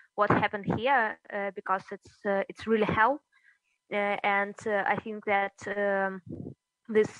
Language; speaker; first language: English; early bilingual, other home language; Russian